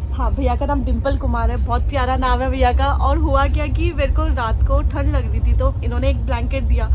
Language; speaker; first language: Hindi; native; Hindi